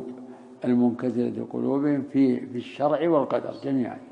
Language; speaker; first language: Arabic; native; Arabic